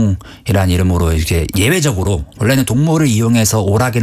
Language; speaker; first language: Korean; native; Korean